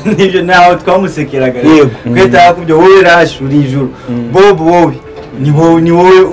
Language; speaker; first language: Kinyarwanda; native; Kinyarwanda